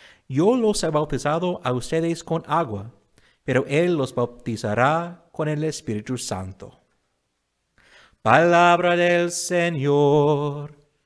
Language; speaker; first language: Spanish; non-native, fluent; English